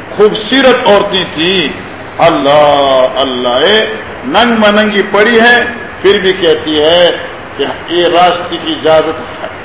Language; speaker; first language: Urdu; non-native, local second language; Northern Hindko